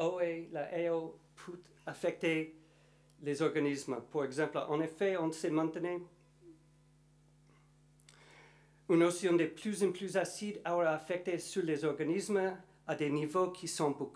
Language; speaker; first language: French; non-native, learner; English